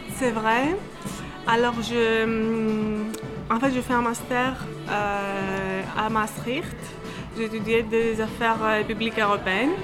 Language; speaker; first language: French; non-native, fluent; Greek